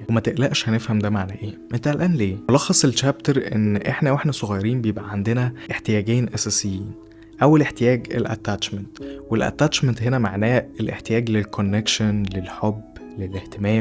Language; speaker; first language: Arabic; native; Arabic